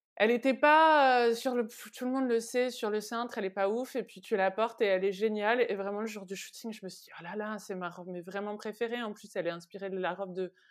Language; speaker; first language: French; native; French